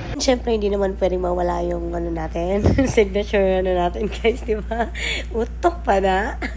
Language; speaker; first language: Filipino; native; Filipino